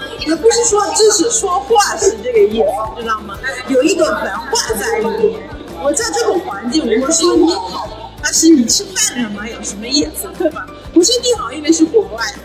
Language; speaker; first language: Chinese; non-native, fluent; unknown